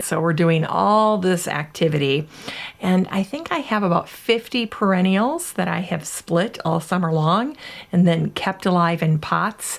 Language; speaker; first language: English; native; English